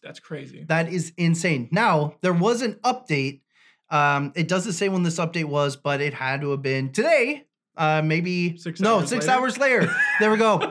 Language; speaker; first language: English; native; English